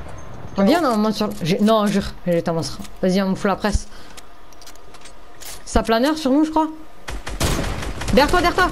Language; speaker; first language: French; native; French